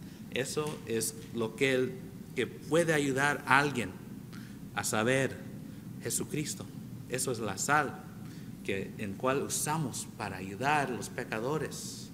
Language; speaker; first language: Spanish; non-native, fluent; English